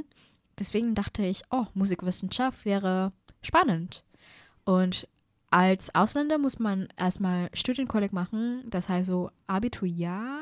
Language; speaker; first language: German; non-native, fluent; Indonesian